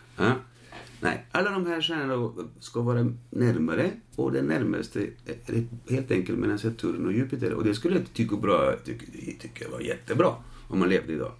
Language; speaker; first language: Swedish; non-native, fluent; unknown